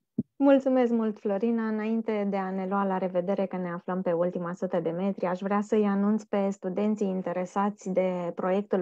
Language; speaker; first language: Romanian; native; Romanian